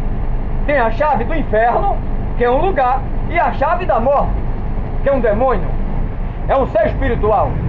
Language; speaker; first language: Portuguese; native; Portuguese